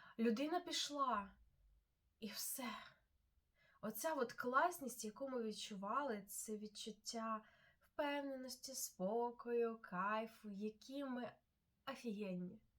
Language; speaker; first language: Ukrainian; non-native, local second language; Russian